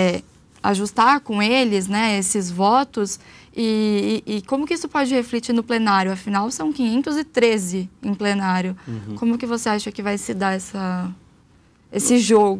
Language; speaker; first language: Portuguese; native; Portuguese